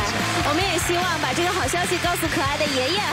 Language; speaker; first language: Chinese; native; Chinese